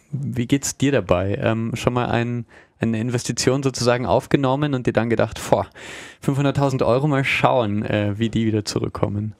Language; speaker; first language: German; native; German